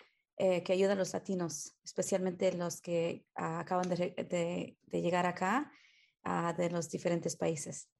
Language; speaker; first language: Spanish; early bilingual, heritage; Spanish